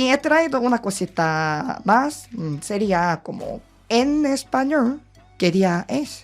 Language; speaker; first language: Spanish; non-native, learner; Korean